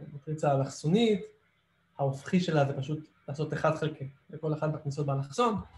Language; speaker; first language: Hebrew; native; Hebrew